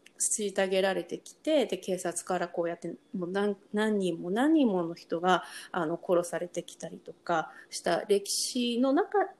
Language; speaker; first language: Japanese; native; Japanese